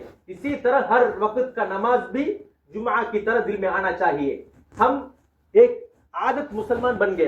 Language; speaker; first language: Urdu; non-native, local second language; Tamil